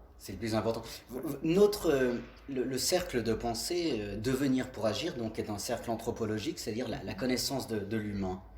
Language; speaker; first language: French; native; French